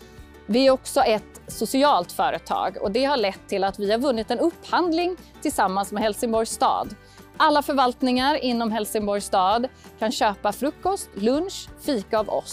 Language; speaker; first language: Swedish; native; Swedish